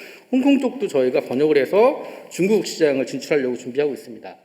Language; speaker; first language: Korean; native; Korean